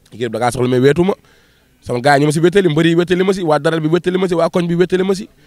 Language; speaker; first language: Wolof; non-native, local second language; Fula